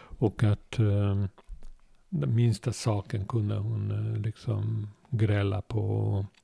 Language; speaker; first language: Swedish; non-native, fluent; Hungarian